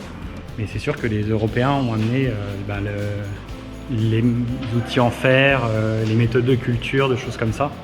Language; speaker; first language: French; native; French